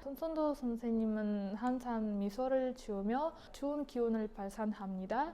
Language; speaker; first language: Korean; non-native, learner; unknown